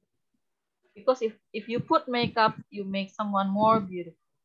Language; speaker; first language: English; non-native, fluent; Indonesian